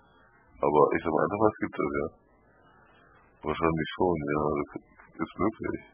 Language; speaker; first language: German; native; German